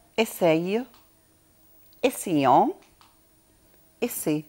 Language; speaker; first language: French; non-native, fluent; Arabic